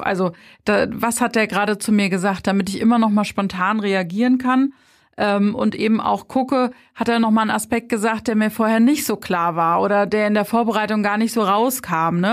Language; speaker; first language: German; native; German